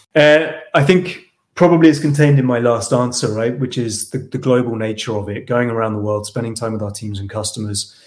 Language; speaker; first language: English; native; English